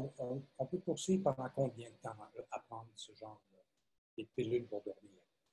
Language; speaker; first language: French; native; French